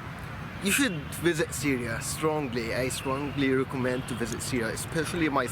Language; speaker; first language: English; non-native, fluent; Arabic